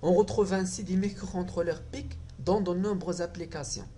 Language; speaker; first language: French; non-native, local second language; Arabic